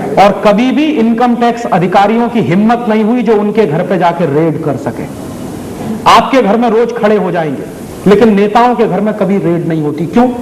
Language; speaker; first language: Hindi; native; Hindi